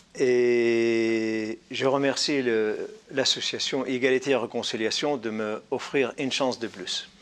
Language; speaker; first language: French; non-native, fluent; Arabic